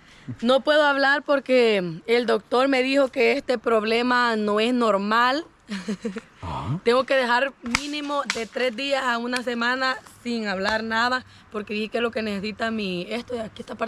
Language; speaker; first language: Spanish; native; Spanish